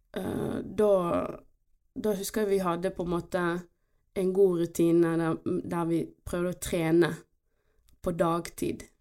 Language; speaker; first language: Norwegian; early bilingual, other home language; Portuguese